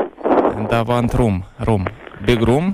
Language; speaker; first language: English; non-native, learner; Lithuanian